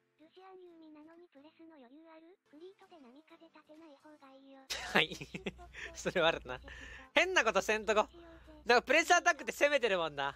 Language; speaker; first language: Japanese; native; Japanese